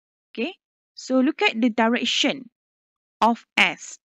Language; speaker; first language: English; non-native, local second language; Malay